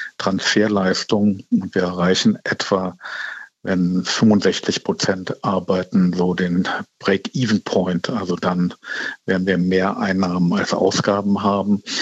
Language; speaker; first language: German; native; German